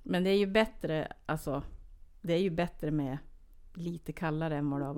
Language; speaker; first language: Swedish; native; Swedish